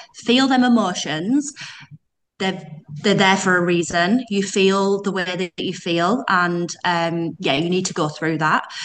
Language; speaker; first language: English; native; English